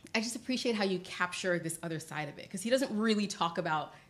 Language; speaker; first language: English; native; English